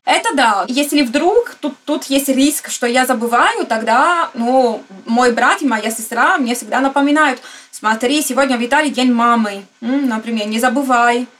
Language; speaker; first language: Russian; non-native, fluent; Italian